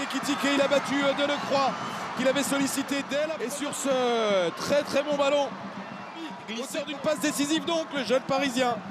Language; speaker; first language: French; native; French